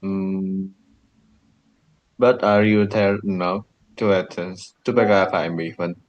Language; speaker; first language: English; non-native, learner; Indonesian